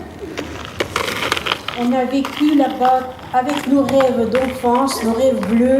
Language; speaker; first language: French; early bilingual, heritage; Russian